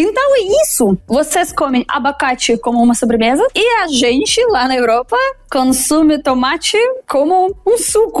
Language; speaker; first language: Portuguese; non-native, fluent; Russian